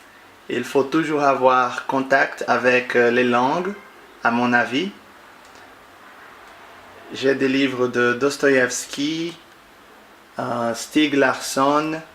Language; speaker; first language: French; non-native, fluent; Portuguese